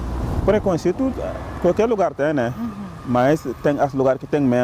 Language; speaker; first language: Portuguese; non-native, learner; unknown